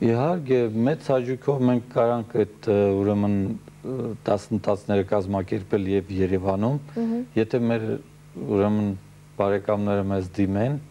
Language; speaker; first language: Armenian; non-native, local second language; Assyrian Neo-Aramaic